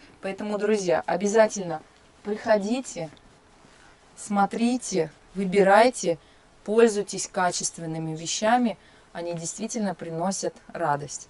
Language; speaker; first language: Russian; native; Russian